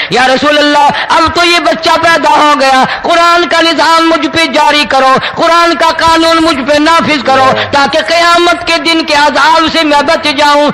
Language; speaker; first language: Urdu; non-native, local second language; Saraiki